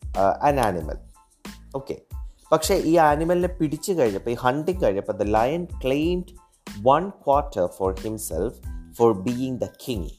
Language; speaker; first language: English; non-native, local second language; Malayalam